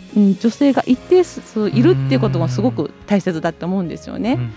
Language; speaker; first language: Japanese; native; Japanese